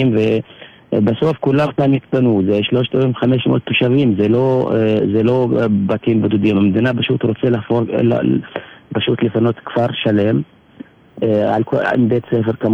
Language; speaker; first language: Hebrew; native; Hebrew